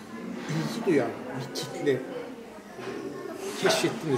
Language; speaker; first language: Turkish; native; Turkish